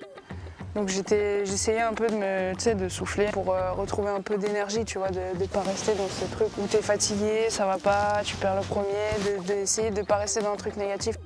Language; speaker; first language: French; native; French